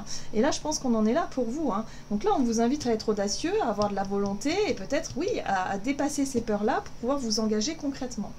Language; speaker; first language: French; native; French